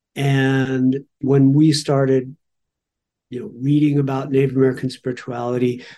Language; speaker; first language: English; native; English